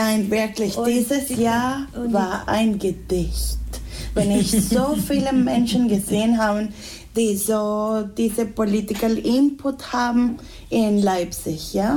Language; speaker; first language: German; non-native, fluent; Spanish